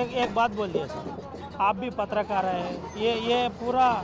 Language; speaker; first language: Hindi; non-native, local second language; Telugu